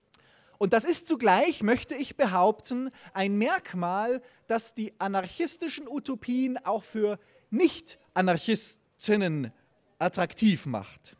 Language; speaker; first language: German; native; German